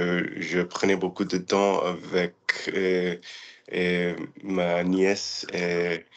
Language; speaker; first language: French; non-native, learner; English